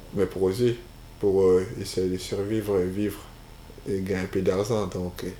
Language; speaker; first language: French; non-native, local second language; Bambara